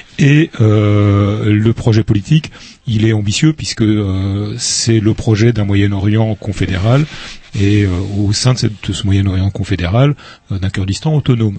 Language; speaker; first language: French; native; French